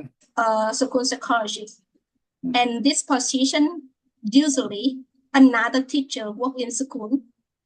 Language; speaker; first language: English; non-native, learner; Vietnamese